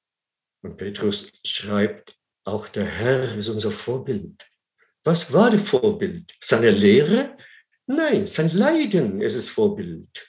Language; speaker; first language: German; non-native, fluent; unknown